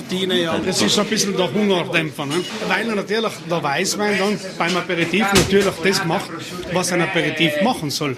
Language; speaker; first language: German; native; German